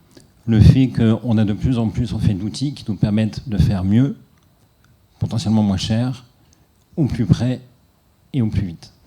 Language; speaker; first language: French; native; French